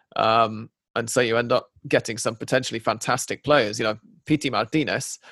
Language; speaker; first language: English; native; English